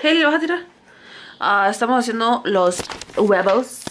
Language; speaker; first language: Spanish; early bilingual, heritage; Spanish